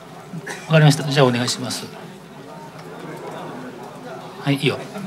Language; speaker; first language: Japanese; native; Japanese